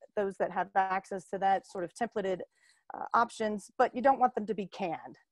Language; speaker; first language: English; native; English